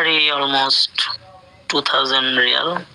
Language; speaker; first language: English; non-native, learner; Bangla